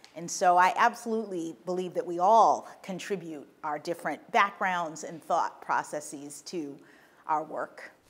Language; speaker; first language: English; native; English